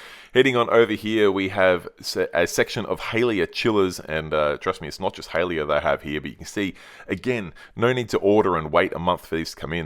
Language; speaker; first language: English; native; English